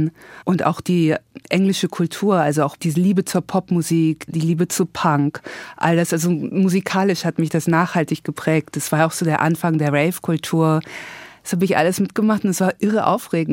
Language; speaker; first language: German; native; German